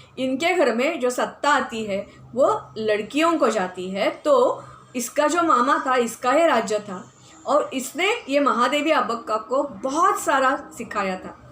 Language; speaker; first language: Hindi; non-native, local second language; Marathi